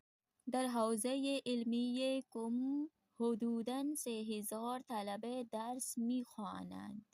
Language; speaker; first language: Persian; non-native, fluent; Urdu